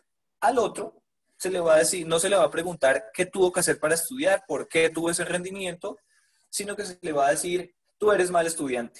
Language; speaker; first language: Spanish; native; Spanish